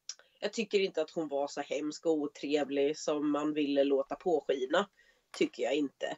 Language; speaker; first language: Swedish; native; Swedish